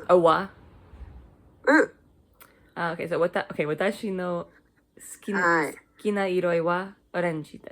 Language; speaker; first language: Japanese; non-native, learner; English